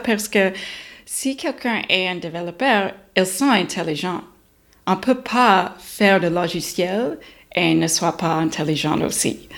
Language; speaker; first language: French; non-native, learner; English